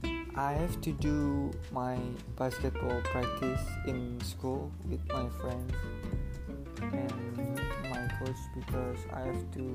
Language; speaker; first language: English; non-native, learner; Indonesian